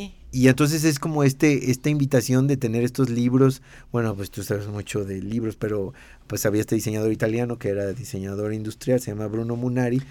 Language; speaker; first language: Spanish; native; Spanish